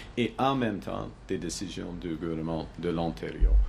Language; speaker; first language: French; non-native, local second language; English